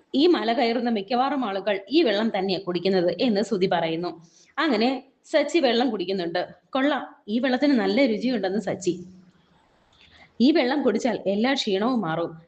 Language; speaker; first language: Malayalam; native; Malayalam